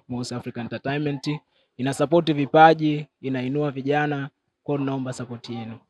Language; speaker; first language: Swahili; native; Swahili